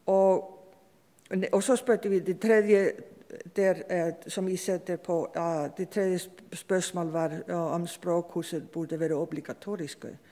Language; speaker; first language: Danish; non-native, fluent; Icelandic